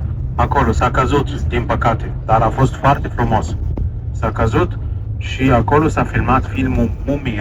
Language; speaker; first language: Romanian; non-native, learner; Arabic